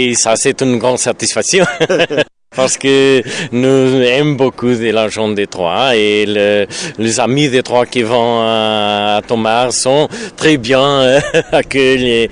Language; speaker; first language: French; non-native, learner; Portuguese